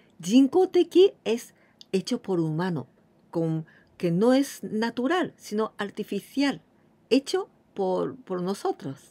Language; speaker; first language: Spanish; non-native, fluent; Japanese